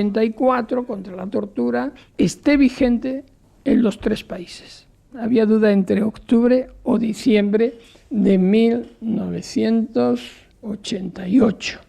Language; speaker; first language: Spanish; native; Spanish